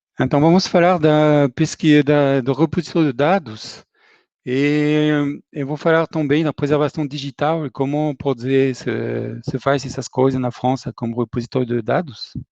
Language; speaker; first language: Portuguese; non-native, fluent; French